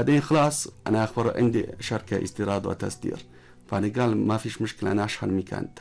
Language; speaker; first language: Arabic; non-native, learner; Chinese